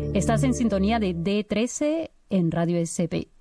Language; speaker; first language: Spanish; native; Spanish